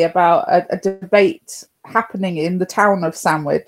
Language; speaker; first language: English; native; English